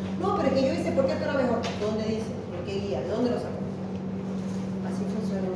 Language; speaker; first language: Spanish; native; Spanish